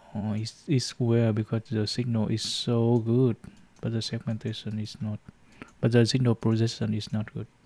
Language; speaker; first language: English; non-native, learner; Vietnamese